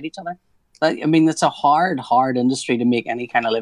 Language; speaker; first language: English; native; English